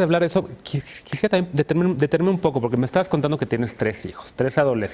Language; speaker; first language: Spanish; native; Spanish